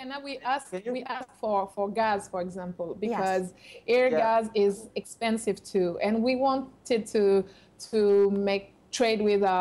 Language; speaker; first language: English; non-native, fluent; French